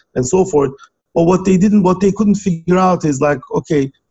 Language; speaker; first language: English; non-native, fluent; Turkish